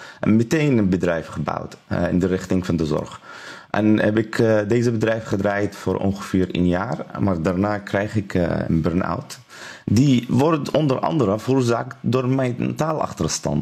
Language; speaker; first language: Dutch; non-native, learner; Arabic